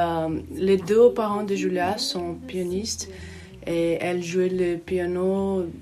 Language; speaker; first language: French; non-native, learner; Portuguese